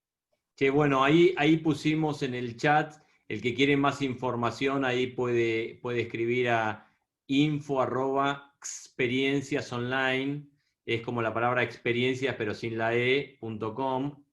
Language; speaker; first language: Spanish; native; Spanish